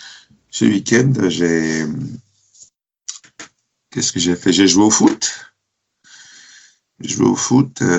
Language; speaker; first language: French; non-native, fluent; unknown